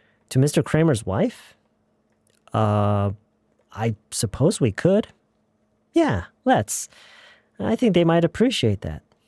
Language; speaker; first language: English; non-native, fluent; Korean